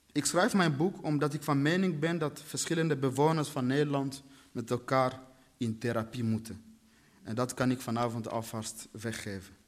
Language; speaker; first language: Dutch; early bilingual, other home language; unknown